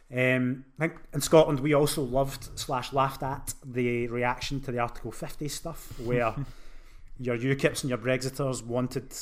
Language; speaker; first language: English; native; English